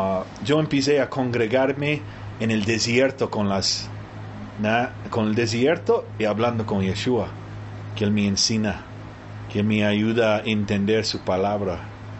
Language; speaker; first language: Spanish; early bilingual, heritage; Spanish